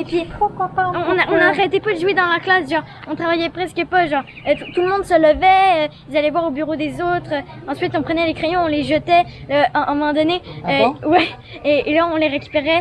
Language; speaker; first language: French; native; French